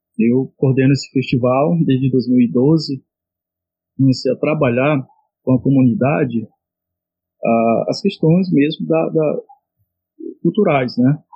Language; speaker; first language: Portuguese; non-native, local second language; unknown